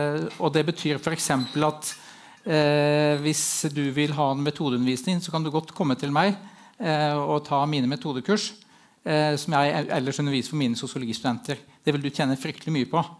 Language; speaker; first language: Norwegian; native; Norwegian